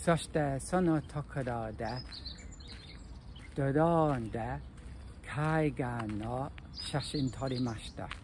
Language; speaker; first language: Japanese; non-native, learner; English